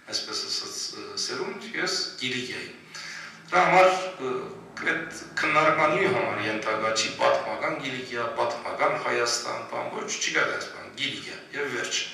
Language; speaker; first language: Armenian; early bilingual, heritage; Armenian